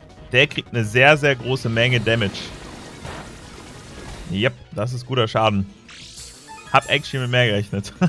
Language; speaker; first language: German; native; German